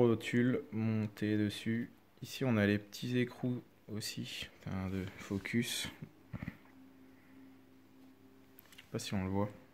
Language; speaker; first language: French; native; French